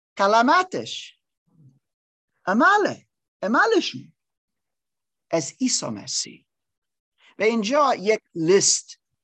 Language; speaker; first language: Persian; non-native, learner; English